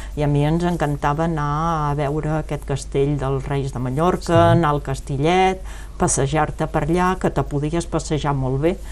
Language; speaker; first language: Catalan; non-native, local second language; French